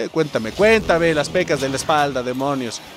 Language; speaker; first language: Spanish; native; Spanish